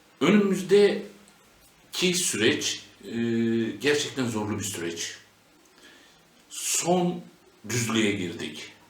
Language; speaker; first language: Turkish; native; Turkish